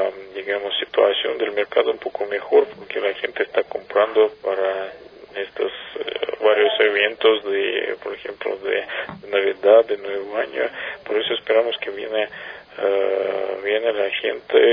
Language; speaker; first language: Spanish; non-native, learner; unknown